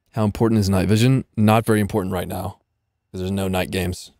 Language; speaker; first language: English; native; English